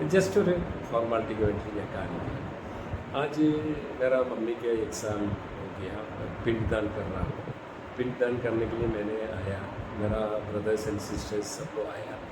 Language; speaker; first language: Hindi; non-native, local second language; Malayalam